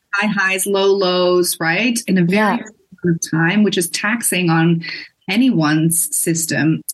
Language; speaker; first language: English; non-native, fluent; Dutch